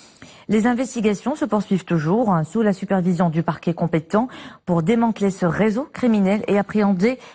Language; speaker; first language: French; non-native, local second language; Arabic